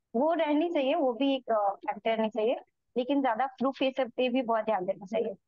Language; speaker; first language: Hindi; native; Hindi